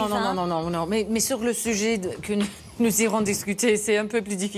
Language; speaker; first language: French; non-native, fluent; English